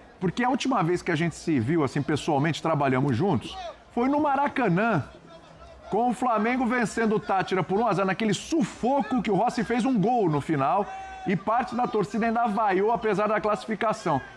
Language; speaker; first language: Portuguese; native; Portuguese